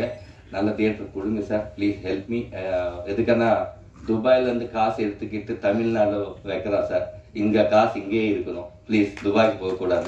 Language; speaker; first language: Tamil; non-native, learner; Telugu